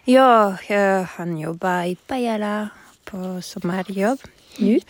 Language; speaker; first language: Swedish; non-native, learner; French